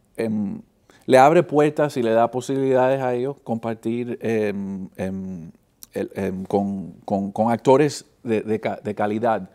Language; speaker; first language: Spanish; early bilingual, heritage; Spanish